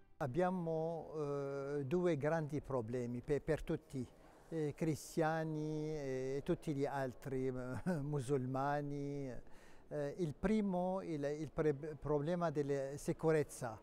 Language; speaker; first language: Italian; non-native, fluent; Arabic